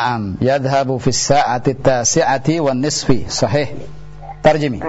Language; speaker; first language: Arabic; non-native, fluent; Indonesian